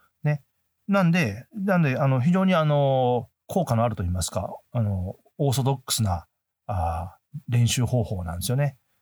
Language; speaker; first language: Japanese; native; Japanese